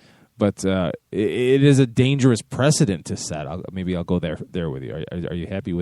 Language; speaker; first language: English; native; English